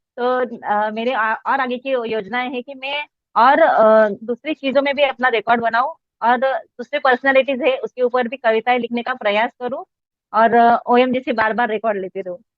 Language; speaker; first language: Hindi; non-native, local second language; Marathi